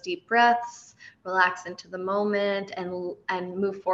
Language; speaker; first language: English; native; English